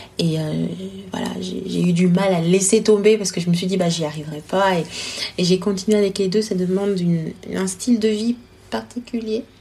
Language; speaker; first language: French; non-native, local second language; Lingala